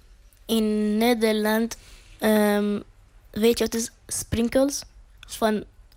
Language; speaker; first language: Dutch; non-native, learner; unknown